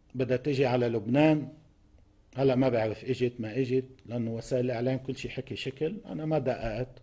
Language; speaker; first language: Arabic; native; Arabic